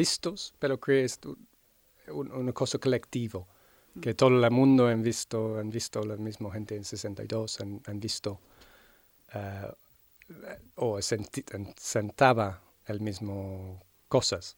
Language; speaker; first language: Spanish; non-native, fluent; English